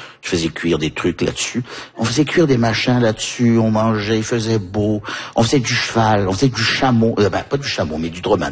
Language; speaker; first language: French; early bilingual, heritage; French